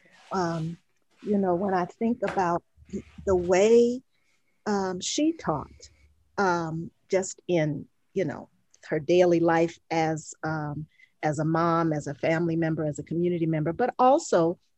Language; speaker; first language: English; native; English